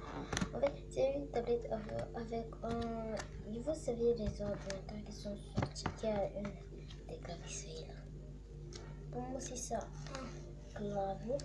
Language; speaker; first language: French; non-native, local second language; Lingala